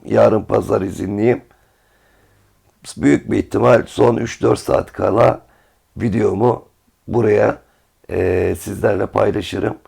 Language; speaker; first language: Turkish; native; Turkish